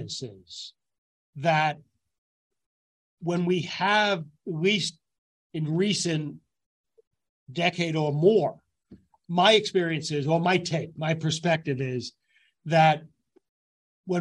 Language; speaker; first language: English; native; English